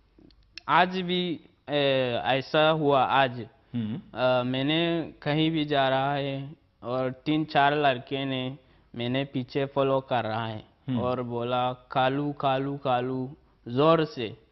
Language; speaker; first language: Hindi; non-native, learner; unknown